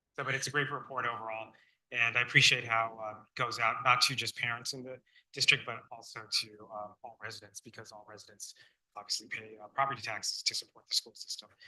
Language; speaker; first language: English; non-native, fluent; Chinese